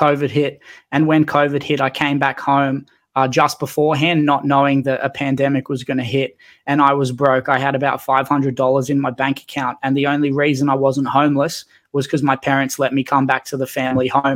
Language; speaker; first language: English; native; English